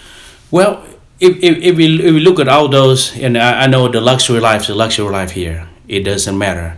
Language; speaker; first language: English; non-native, fluent; Lao